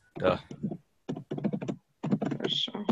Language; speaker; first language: Russian; non-native, learner; Finnish